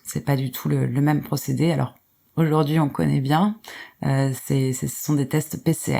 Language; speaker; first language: French; native; French